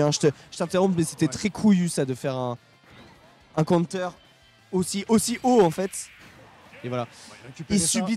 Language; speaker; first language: French; native; French